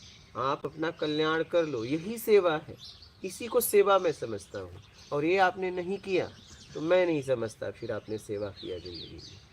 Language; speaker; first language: Hindi; native; Hindi